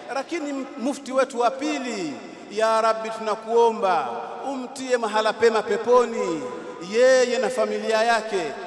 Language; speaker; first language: Swahili; native; Swahili